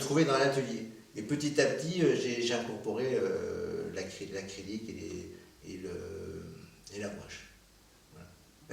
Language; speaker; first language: French; early bilingual, other home language; Korean